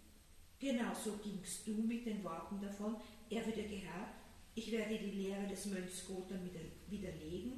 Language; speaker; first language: German; native; German